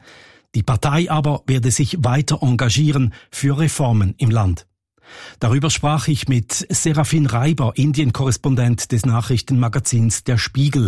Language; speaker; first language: German; native; German